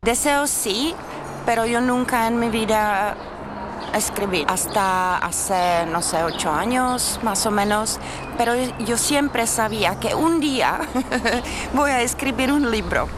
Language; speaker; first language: Spanish; non-native, fluent; Czech